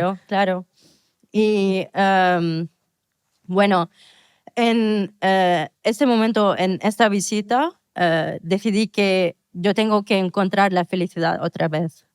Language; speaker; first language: Spanish; non-native, fluent; Arabic